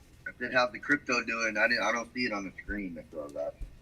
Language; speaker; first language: English; native; English